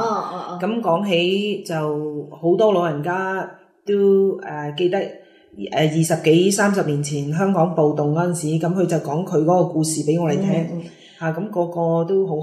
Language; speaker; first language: Cantonese; native; Cantonese